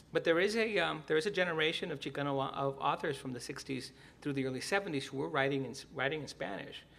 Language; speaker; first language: English; early bilingual, other home language; Spanish